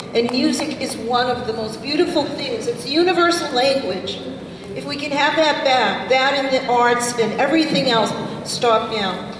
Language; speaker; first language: English; native; English